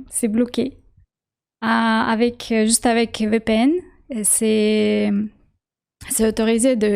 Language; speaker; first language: French; non-native, learner; Russian